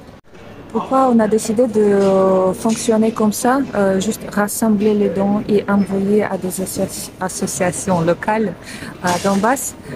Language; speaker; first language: French; non-native, fluent; Russian